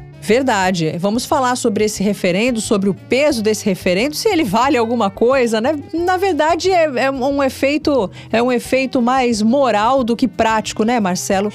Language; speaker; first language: Portuguese; native; Portuguese